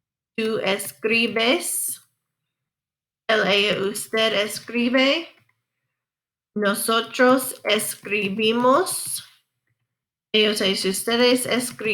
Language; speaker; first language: Spanish; non-native, fluent; English